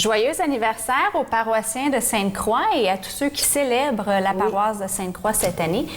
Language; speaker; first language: French; native; French